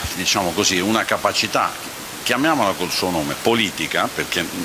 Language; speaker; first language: Italian; native; Italian